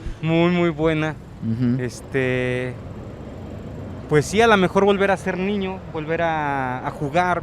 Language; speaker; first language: Spanish; native; Spanish